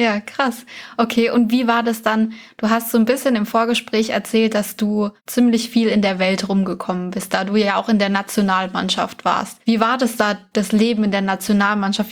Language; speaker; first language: German; native; German